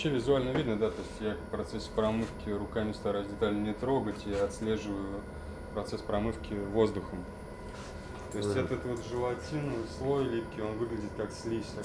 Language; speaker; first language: Russian; native; Russian